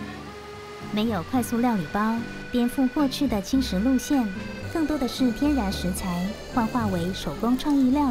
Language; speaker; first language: Chinese; native; Chinese